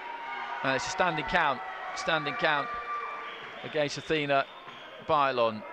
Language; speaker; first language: English; native; English